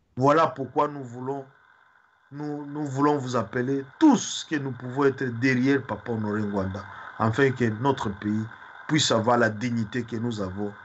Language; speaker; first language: French; non-native, local second language; Swahili